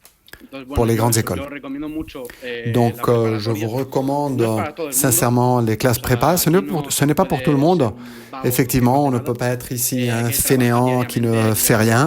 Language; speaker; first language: French; non-native, fluent; Spanish